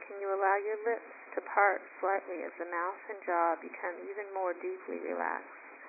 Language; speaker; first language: English; native; English